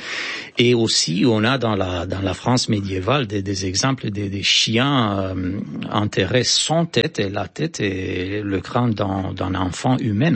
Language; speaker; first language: French; non-native, fluent; Romanian